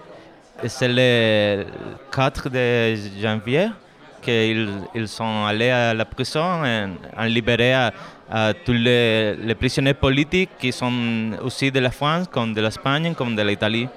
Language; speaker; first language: French; non-native, fluent; Spanish